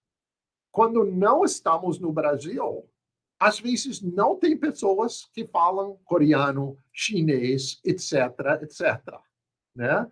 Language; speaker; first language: Portuguese; non-native, fluent; English